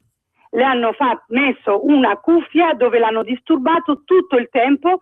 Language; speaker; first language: Italian; non-native, fluent; Arabic